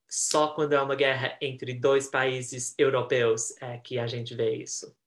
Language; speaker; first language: Portuguese; early bilingual, heritage; Portuguese